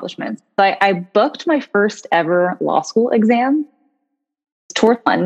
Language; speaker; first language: English; native; English